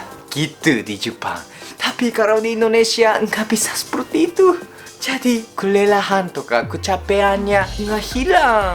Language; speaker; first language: Indonesian; non-native, learner; Japanese